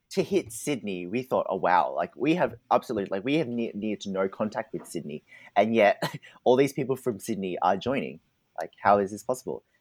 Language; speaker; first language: English; native; English